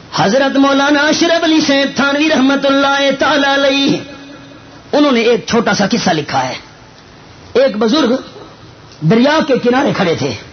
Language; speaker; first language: Urdu; non-native, local second language; Northern Hindko